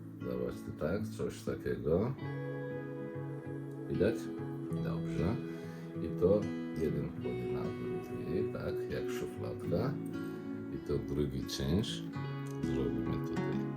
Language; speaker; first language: Polish; non-native, learner; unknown